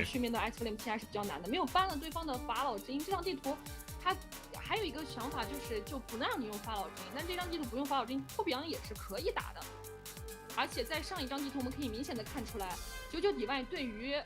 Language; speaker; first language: Chinese; native; Chinese